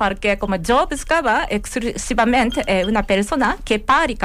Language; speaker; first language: Catalan; non-native, learner; Japanese